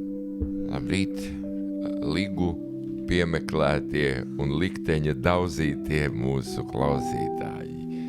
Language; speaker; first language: Latvian; native; Latvian